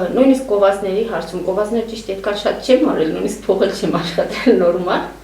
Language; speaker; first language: Armenian; native; Armenian